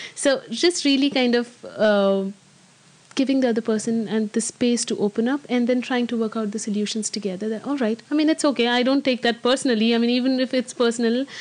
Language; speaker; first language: English; non-native, local second language; Hindi